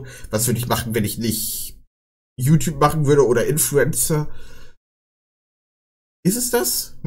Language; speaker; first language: German; native; German